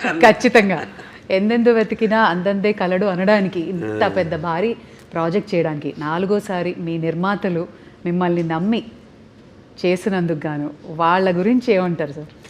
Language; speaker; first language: Telugu; native; Telugu